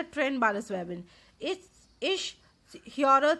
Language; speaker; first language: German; non-native, fluent; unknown